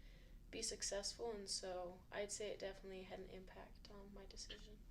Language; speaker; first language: English; native; English